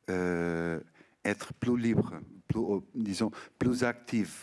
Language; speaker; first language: French; non-native, fluent; Portuguese